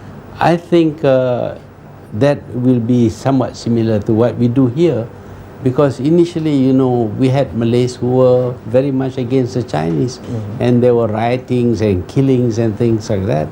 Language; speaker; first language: English; non-native, local second language; Malay